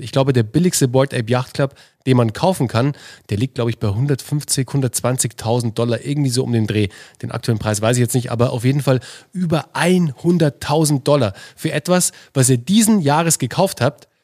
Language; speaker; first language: German; native; German